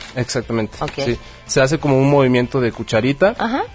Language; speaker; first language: Spanish; native; Spanish